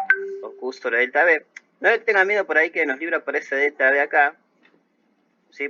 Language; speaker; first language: Spanish; native; Spanish